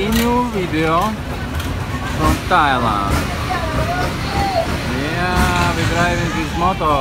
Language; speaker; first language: English; non-native, learner; Latvian